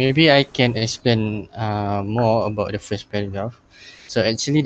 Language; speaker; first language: English; non-native, local second language; Malay